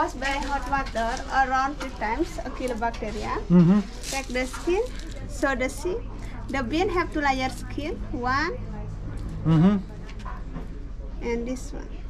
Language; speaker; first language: English; non-native, learner; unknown